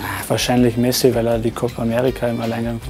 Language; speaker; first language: German; native; German